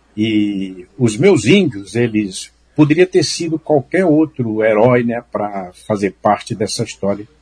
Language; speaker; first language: Portuguese; native; Portuguese